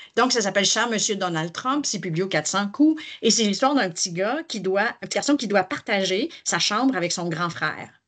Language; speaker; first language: French; native; French